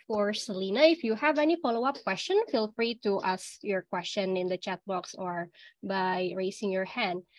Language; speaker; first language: English; non-native, fluent; Indonesian